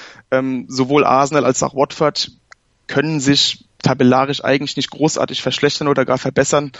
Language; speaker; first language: German; native; German